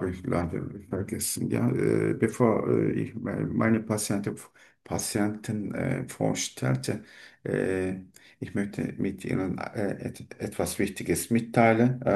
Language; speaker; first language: German; non-native, learner; Turkish